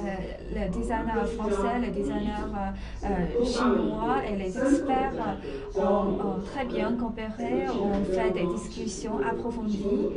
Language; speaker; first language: French; non-native, fluent; Chinese